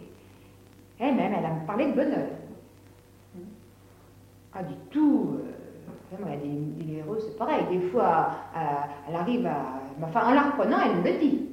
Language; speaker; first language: French; native; French